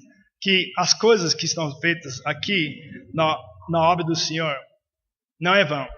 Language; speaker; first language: Portuguese; non-native, fluent; English